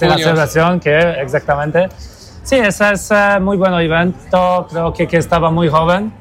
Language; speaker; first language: Spanish; non-native, learner; Polish